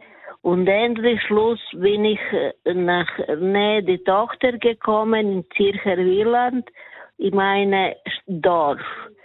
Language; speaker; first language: German; non-native, learner; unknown